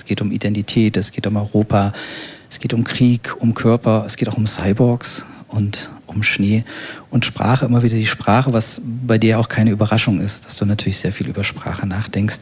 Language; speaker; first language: German; native; German